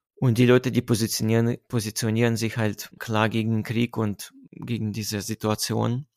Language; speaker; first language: German; non-native, fluent; Russian